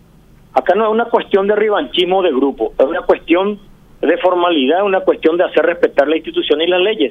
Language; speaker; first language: Spanish; native; Spanish